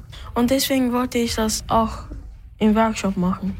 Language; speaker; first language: German; early bilingual, other home language; Turkish